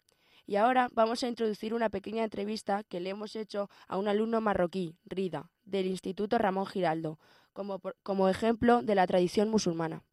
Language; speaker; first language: Spanish; native; Spanish